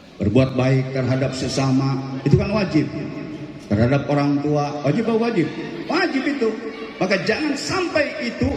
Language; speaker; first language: Indonesian; native; Indonesian